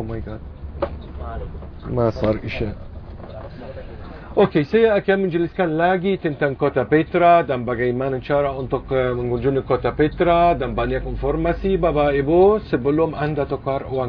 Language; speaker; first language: Indonesian; non-native, fluent; Arabic